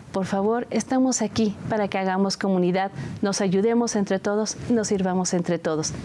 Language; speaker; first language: Spanish; native; Spanish